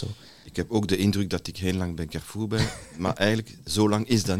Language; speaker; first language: Dutch; non-native, local second language; French